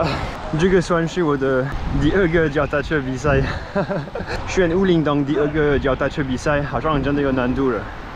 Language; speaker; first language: Chinese; non-native, fluent; French